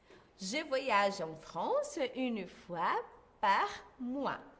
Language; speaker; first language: French; non-native, fluent; Portuguese